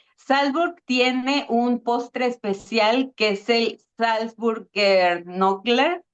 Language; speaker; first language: Spanish; native; Spanish